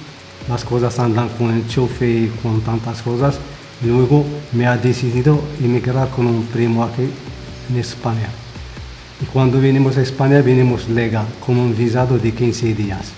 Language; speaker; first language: Spanish; non-native, fluent; Arabic